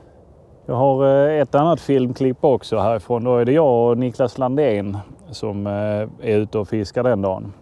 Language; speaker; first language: Swedish; native; Swedish